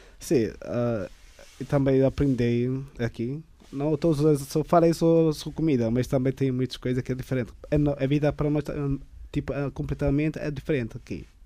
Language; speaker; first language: Portuguese; non-native, learner; Tigrinya